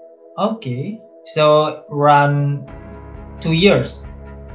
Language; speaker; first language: English; non-native, learner; Indonesian